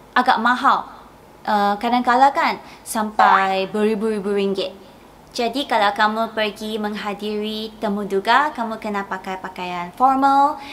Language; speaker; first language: Malay; native; Malay